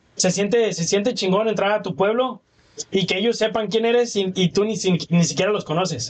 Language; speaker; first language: Spanish; early bilingual, other home language; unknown